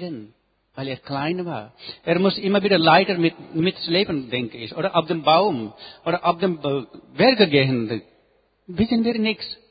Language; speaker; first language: German; non-native, learner; Nepali